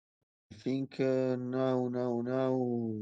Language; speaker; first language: English; non-native, learner; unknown